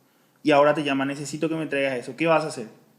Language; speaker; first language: Spanish; native; Spanish